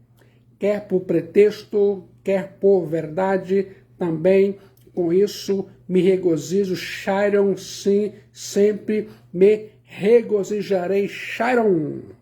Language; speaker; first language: Portuguese; native; Portuguese